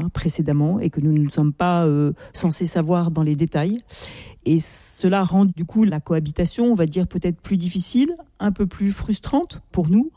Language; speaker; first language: French; native; French